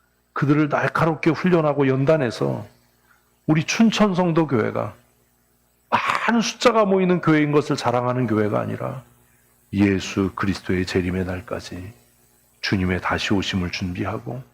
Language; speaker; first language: Korean; native; Korean